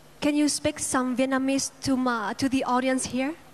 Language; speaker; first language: English; non-native, fluent; Vietnamese